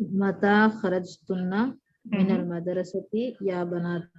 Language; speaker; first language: Arabic; non-native, learner; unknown